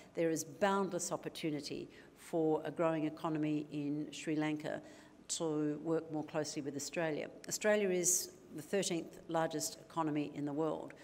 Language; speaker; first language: English; native; English